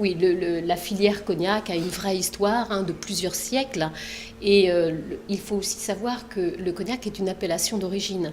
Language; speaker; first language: French; native; French